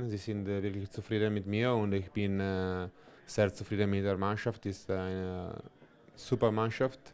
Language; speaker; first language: German; non-native, local second language; Italian